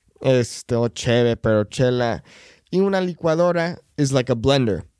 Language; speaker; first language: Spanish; non-native, fluent; English